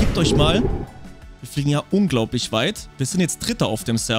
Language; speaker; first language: German; native; German